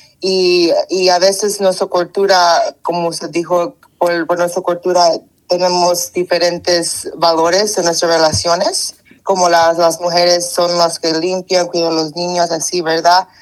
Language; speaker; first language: Spanish; early bilingual, heritage; Spanish